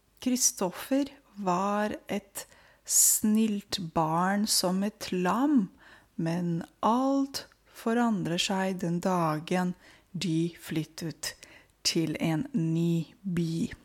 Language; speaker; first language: Norwegian; non-native, fluent; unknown